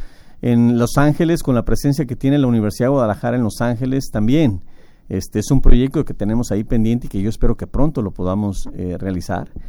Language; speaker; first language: Spanish; native; Spanish